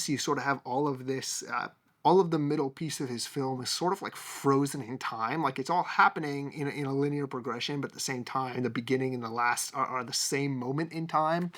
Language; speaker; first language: English; native; English